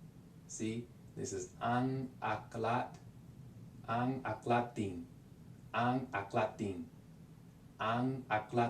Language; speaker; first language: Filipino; non-native, learner; English